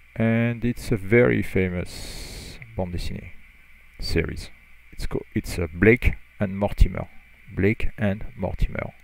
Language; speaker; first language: English; non-native, fluent; French